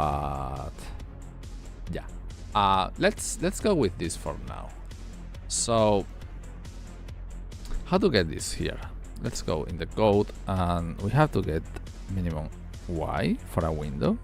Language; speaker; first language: English; non-native, fluent; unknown